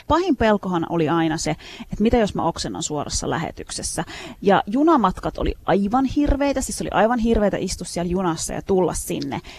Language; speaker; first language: Finnish; early bilingual, other home language; Turkish